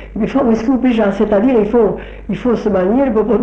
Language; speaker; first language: French; native; French